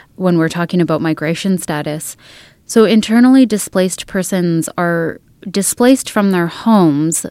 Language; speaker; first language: English; native; English